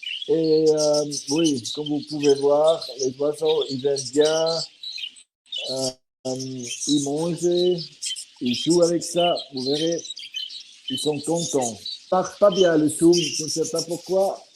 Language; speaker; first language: French; non-native, fluent; Swiss German